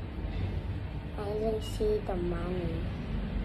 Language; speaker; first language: English; non-native, learner; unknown